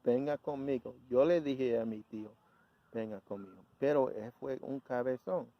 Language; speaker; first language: Spanish; early bilingual, heritage; Spanish